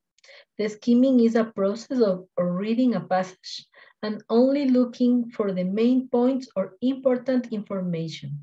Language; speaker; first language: English; non-native, learner; Spanish